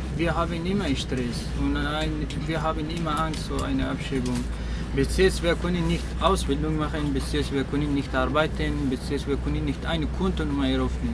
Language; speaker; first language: German; non-native, learner; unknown